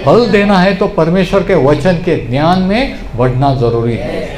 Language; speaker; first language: Hindi; non-native, local second language; Marathi